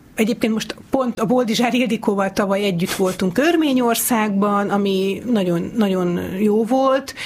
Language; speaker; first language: Hungarian; native; Hungarian